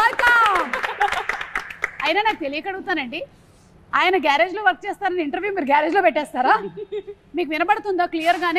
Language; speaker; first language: Telugu; native; Telugu